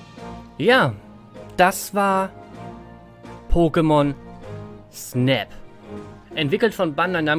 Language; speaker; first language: German; native; German